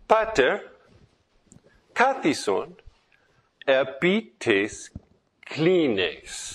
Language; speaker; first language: Greek; non-native, fluent; English